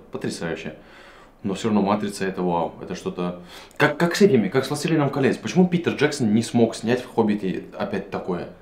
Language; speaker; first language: Russian; native; Russian